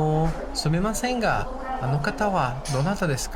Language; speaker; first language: Japanese; non-native, learner; Portuguese